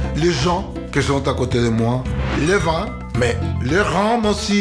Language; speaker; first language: French; non-native, fluent; Spanish